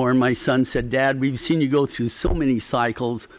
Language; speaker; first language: English; native; English